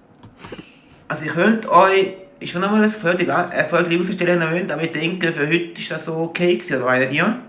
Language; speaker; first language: German; native; German